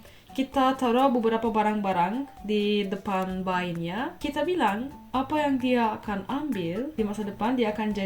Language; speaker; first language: Indonesian; non-native, fluent; Turkish